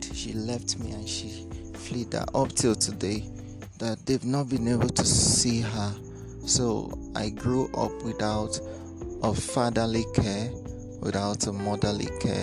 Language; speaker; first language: English; non-native, local second language; Ibibio